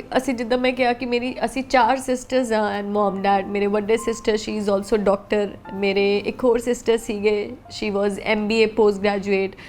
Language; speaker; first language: Punjabi; native; Punjabi